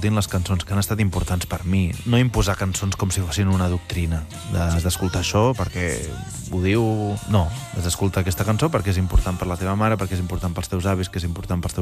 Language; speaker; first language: Catalan; native; Catalan